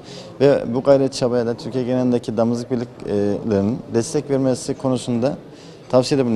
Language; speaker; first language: Turkish; native; Turkish